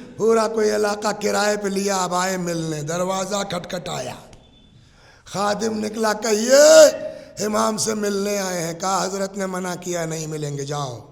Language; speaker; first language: Urdu; native; Urdu